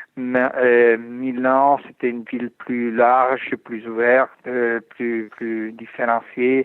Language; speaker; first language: French; non-native, fluent; Italian